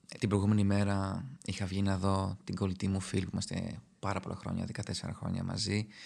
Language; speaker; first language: Greek; early bilingual, other home language; Albanian